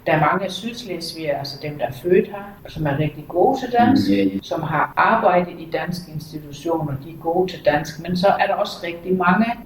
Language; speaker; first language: Danish; native; Danish